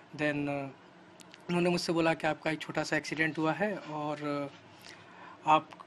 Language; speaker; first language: Hindi; native; Hindi